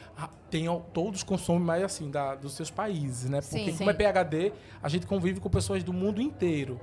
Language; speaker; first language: Portuguese; native; Portuguese